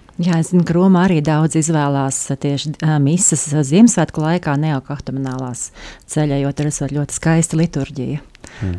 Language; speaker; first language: Latvian; native; Latvian